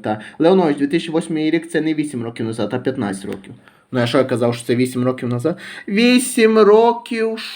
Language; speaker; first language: Ukrainian; native; Ukrainian